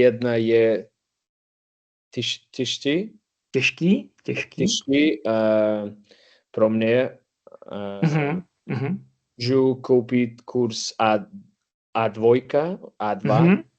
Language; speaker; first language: Czech; non-native, learner; English